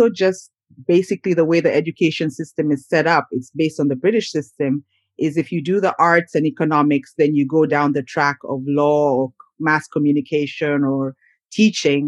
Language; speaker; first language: English; non-native, local second language; Ganda